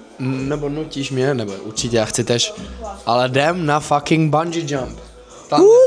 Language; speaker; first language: Czech; early bilingual, heritage; Czech